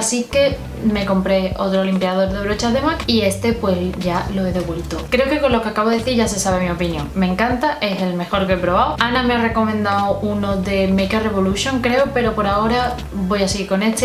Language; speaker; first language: Spanish; native; Spanish